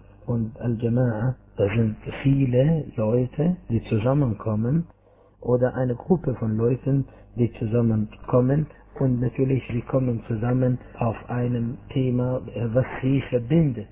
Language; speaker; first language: German; non-native, fluent; Arabic